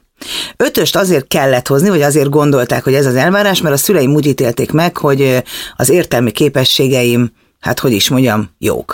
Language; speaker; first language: Hungarian; native; Hungarian